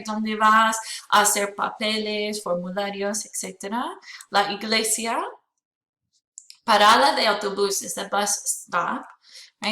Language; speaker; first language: Spanish; non-native, fluent; English